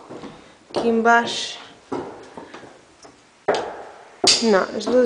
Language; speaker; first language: Portuguese; early bilingual, heritage; English